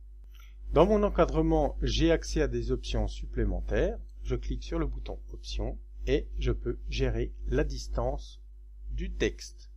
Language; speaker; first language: French; native; French